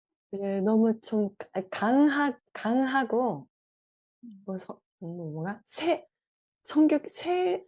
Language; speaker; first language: Korean; non-native, fluent; Japanese